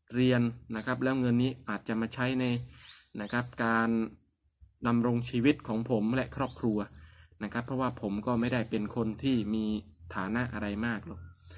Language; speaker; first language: Thai; non-native, local second language; Northern Khmer